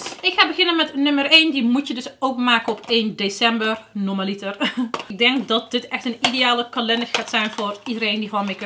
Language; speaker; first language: Dutch; native; Dutch